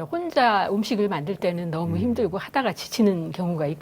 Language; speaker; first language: Korean; native; Korean